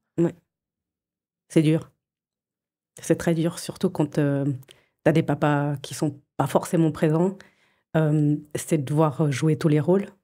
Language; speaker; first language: French; early bilingual, other home language; Portuguese